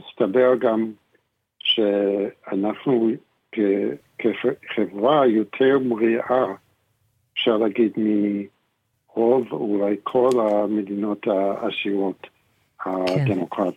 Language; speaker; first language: Hebrew; non-native, fluent; English